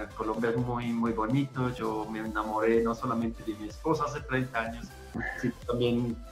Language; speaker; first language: Spanish; non-native, fluent; German